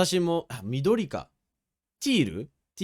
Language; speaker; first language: Japanese; non-native, fluent; English